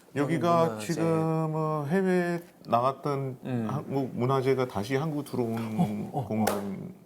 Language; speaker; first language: Korean; non-native, fluent; Hindi